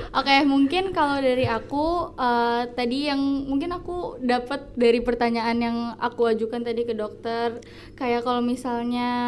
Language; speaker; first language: Indonesian; native; Indonesian